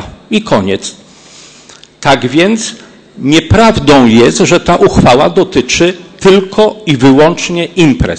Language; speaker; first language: Polish; native; Polish